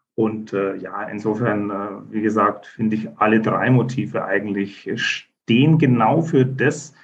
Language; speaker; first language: German; native; German